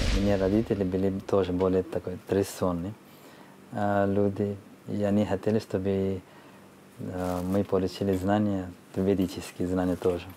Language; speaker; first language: Russian; non-native, fluent; Telugu